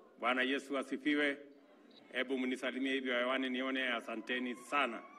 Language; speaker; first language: Swahili; non-native, local second language; Kalenjin